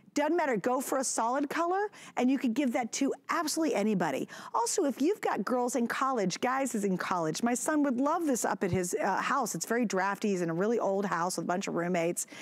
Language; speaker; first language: English; native; English